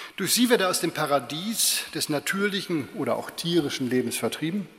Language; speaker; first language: German; native; German